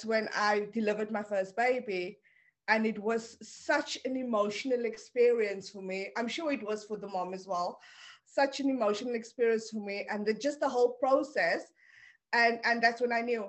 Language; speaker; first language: English; non-native, local second language; Afrikaans